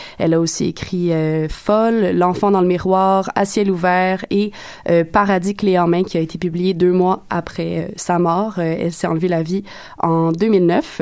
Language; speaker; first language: French; native; French